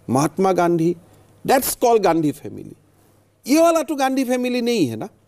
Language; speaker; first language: Hindi; non-native, local second language; Assamese